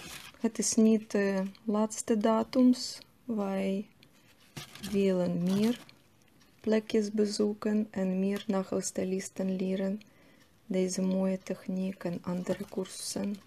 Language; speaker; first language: Dutch; non-native, fluent; Russian